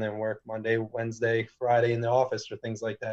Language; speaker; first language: English; native; English